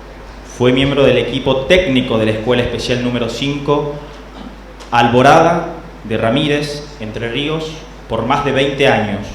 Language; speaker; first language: Spanish; native; Spanish